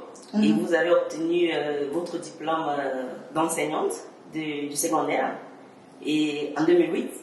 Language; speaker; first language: French; native; French